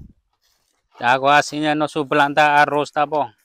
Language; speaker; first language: Portuguese; non-native, learner; Vietnamese